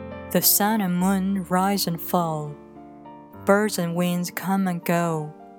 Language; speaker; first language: English; non-native, fluent; Chinese